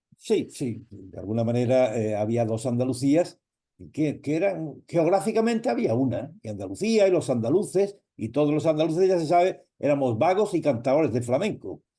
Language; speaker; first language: Spanish; native; Spanish